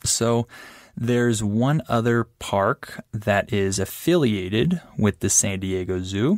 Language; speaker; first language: English; native; English